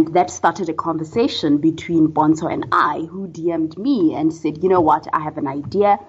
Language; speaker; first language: English; non-native, local second language; Tswana